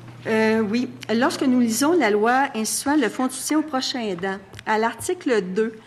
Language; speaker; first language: French; native; French